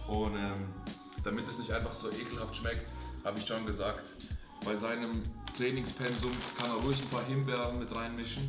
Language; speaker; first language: German; native; German